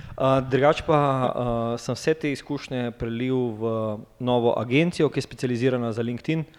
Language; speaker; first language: Slovenian; native; Slovenian